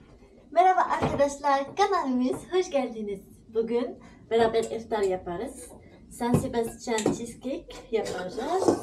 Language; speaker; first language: Turkish; non-native, learner; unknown